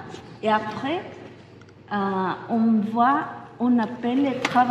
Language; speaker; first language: French; non-native, learner; Spanish